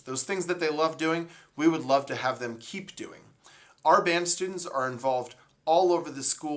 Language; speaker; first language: English; native; English